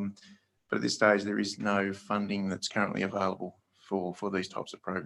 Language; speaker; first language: English; native; English